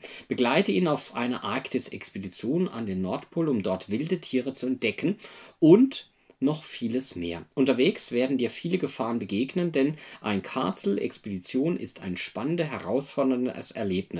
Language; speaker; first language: German; native; German